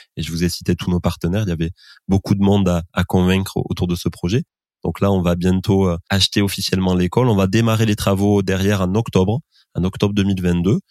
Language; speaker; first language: French; native; French